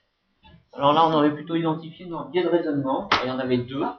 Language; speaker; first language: French; native; French